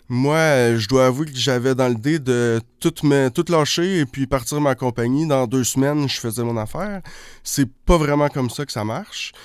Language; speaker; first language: French; native; French